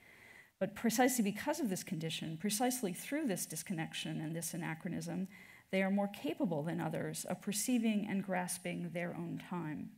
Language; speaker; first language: English; native; English